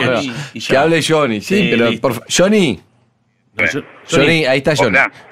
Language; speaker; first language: Spanish; native; Spanish